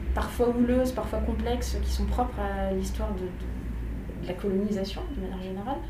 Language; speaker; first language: French; native; French